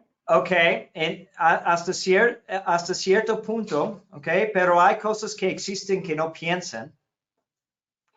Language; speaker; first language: Spanish; non-native, fluent; English